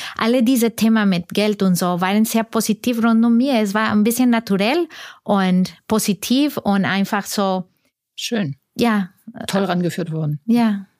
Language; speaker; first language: German; non-native, fluent; Spanish